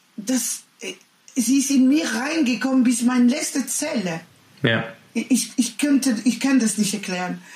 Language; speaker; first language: German; non-native, learner; French